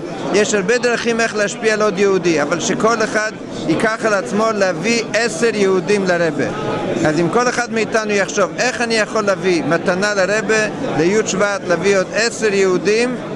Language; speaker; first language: Hebrew; non-native, fluent; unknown